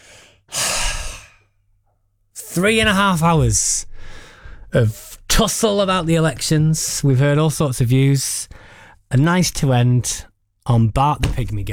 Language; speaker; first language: English; native; English